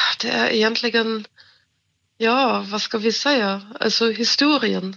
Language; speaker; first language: Swedish; non-native, fluent; German